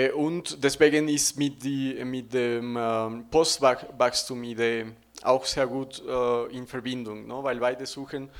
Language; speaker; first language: German; non-native, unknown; Spanish